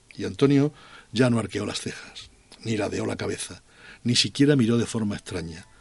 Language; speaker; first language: Spanish; native; Spanish